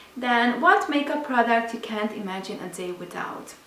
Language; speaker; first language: English; non-native, fluent; Hungarian